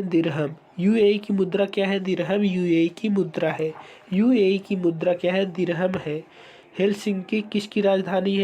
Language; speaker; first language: Hindi; native; Hindi